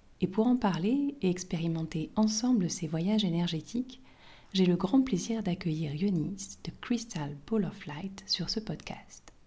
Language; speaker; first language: French; native; French